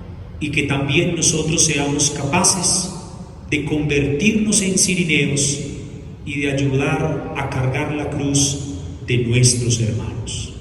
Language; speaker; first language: Spanish; native; Spanish